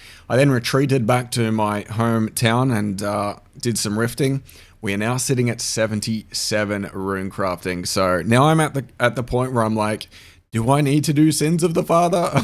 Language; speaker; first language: English; native; English